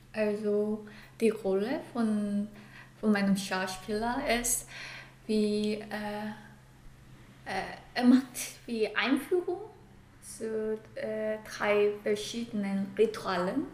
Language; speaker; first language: German; non-native, fluent; Korean